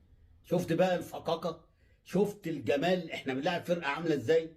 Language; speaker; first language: Arabic; native; Arabic